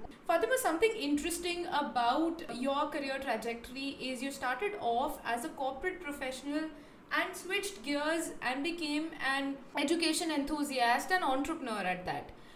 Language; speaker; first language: English; non-native, local second language; Hindi